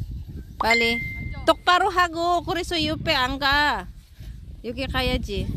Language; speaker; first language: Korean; non-native, fluent; Filipino